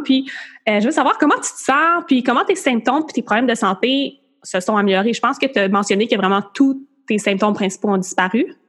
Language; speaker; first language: French; native; French